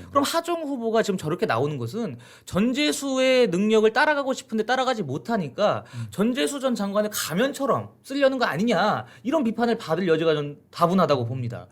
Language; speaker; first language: Korean; native; Korean